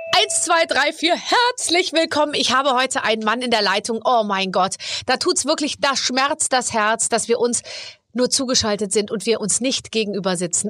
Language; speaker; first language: German; native; German